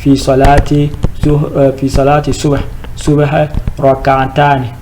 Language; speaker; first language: Arabic; non-native, fluent; French